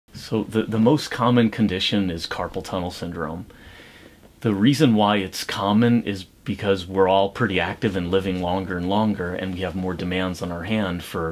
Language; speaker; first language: English; native; English